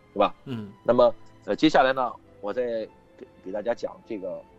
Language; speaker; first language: Chinese; native; Chinese